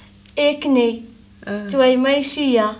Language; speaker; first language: Dutch; non-native, learner; Arabic